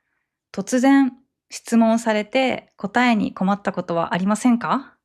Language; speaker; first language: Japanese; native; Japanese